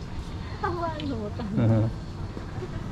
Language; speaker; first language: Chinese; native; Chinese